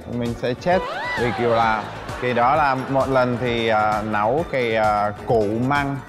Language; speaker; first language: Vietnamese; non-native, fluent; Czech